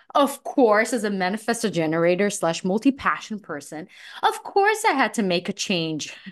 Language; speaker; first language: English; non-native, fluent; Russian